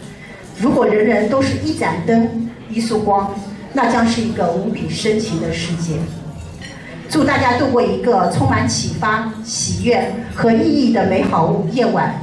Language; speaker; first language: Chinese; native; Chinese